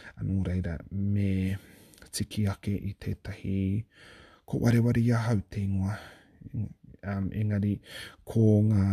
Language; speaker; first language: Māori; native; Māori